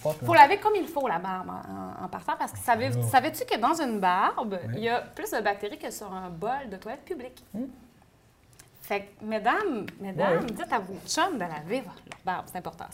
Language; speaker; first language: French; native; French